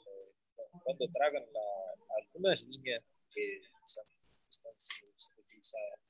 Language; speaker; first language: Spanish; non-native, learner; Portuguese